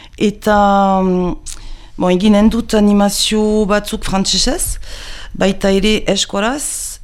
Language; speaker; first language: Basque; non-native, local second language; French